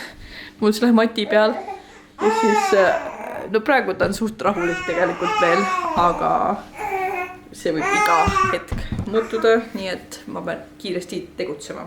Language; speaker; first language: Estonian; native; Estonian